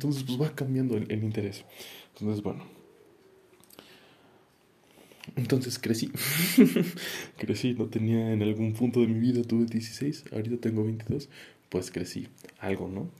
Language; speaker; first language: Spanish; native; Spanish